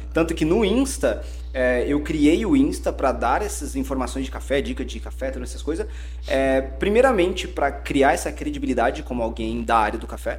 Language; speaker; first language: Portuguese; early bilingual, heritage; Portuguese